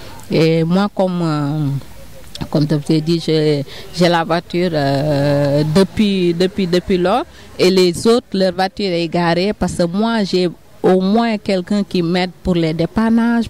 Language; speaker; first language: French; non-native, local second language; Wolof